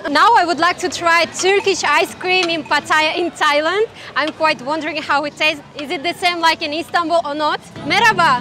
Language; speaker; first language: English; non-native, fluent; Kazakh